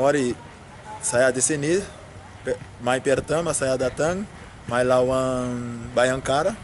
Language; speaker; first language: Indonesian; non-native, learner; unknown